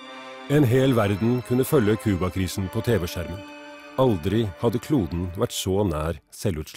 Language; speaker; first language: Norwegian; native; Norwegian